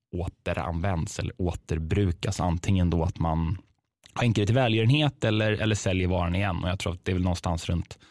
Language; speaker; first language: Swedish; native; Swedish